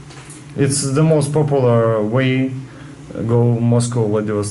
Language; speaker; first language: English; non-native, learner; Russian